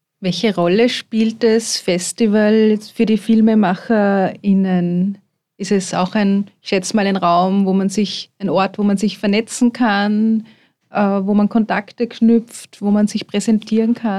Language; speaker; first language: German; native; German